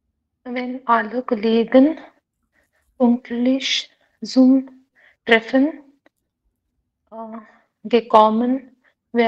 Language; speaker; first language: German; non-native, learner; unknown